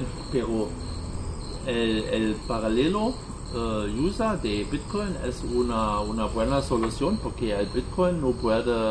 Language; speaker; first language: Spanish; non-native, learner; German